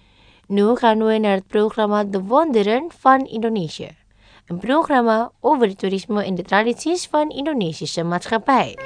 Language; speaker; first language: Dutch; non-native, fluent; Indonesian